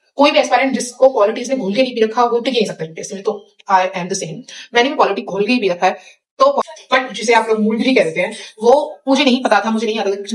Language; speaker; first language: Hindi; native; Hindi